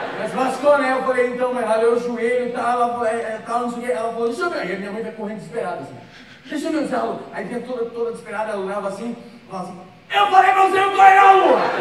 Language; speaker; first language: Portuguese; native; Portuguese